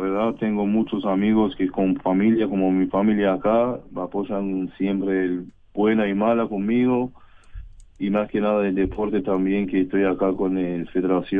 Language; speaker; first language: Spanish; non-native, learner; Persian